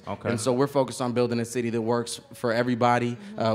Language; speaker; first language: English; native; English